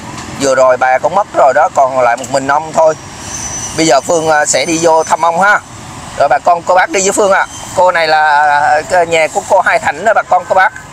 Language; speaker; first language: Vietnamese; native; Vietnamese